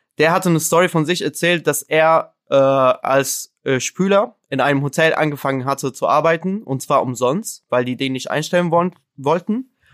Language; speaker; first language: German; non-native, fluent; Arabic